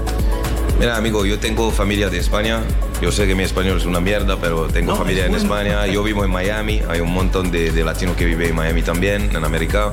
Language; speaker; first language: Spanish; non-native, learner; French